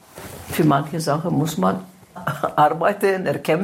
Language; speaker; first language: German; non-native, fluent; Greek